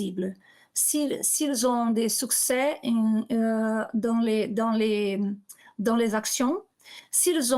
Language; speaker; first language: French; non-native, learner; Portuguese